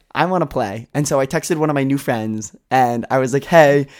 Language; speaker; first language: English; native; English